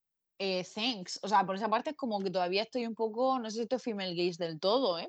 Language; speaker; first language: Spanish; native; Spanish